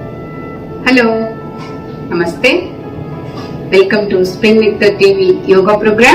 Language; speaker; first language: English; non-native, local second language; Tamil